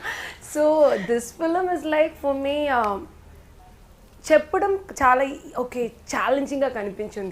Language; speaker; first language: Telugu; non-native, learner; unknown